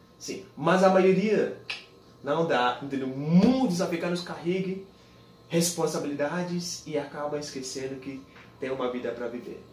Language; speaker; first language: Portuguese; non-native, fluent; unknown